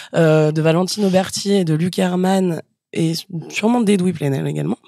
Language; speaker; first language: French; native; French